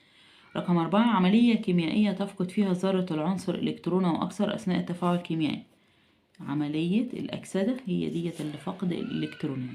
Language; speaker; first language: Arabic; native; Arabic